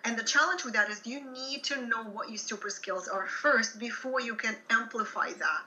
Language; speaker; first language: English; non-native, fluent; Ukrainian